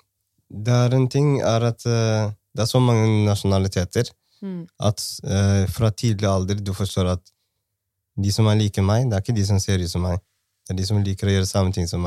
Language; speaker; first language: Norwegian; early bilingual, other home language; Somali